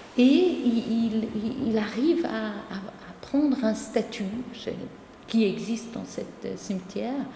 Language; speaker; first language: French; non-native, local second language; Arabic